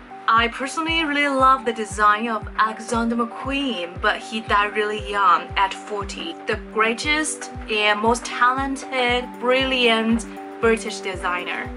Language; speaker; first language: English; non-native, fluent; Chinese